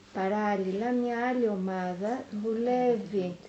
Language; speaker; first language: Greek; native; Greek